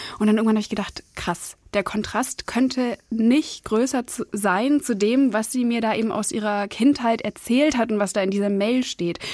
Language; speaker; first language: German; native; German